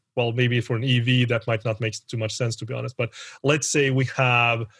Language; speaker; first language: English; early bilingual, other home language; Spanish